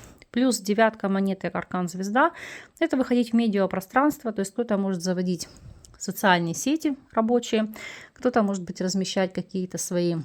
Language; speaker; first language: Russian; native; Russian